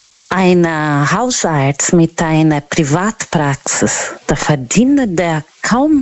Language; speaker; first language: German; non-native, fluent; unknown